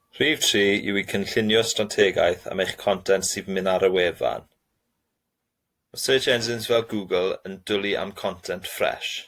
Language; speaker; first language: Welsh; non-native, local second language; English